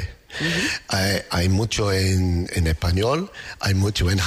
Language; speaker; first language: Spanish; non-native, learner; English